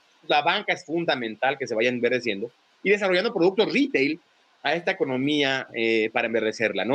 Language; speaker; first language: Spanish; native; Spanish